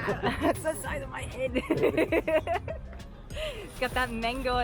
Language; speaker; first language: English; native; English